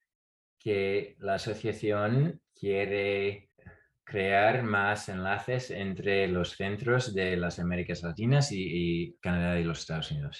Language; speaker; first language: Spanish; non-native, fluent; English